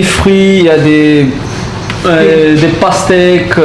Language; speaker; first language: French; non-native, learner; Pashto